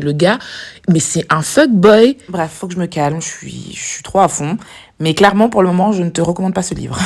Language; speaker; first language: French; native; French